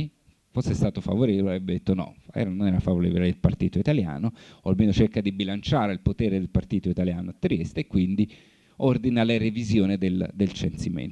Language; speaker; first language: Italian; native; Italian